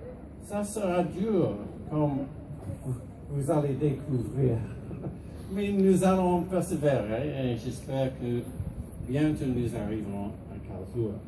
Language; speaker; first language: French; non-native, fluent; English